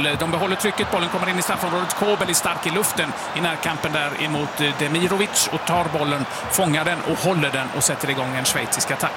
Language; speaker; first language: Swedish; native; Swedish